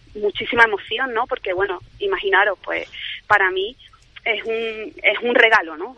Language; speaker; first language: Spanish; native; Spanish